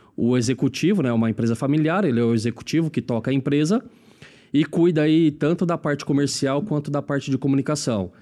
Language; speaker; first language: Portuguese; native; Portuguese